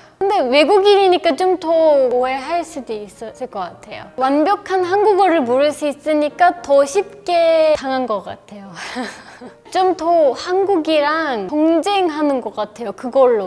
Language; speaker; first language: Korean; non-native, fluent; Turkish